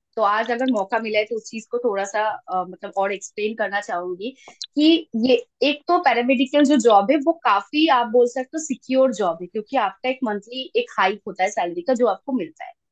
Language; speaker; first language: Hindi; non-native, local second language; Bangla